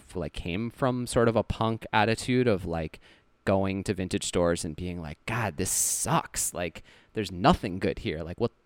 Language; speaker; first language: English; native; English